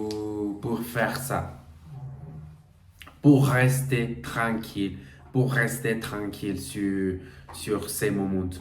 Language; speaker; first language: French; non-native, learner; Portuguese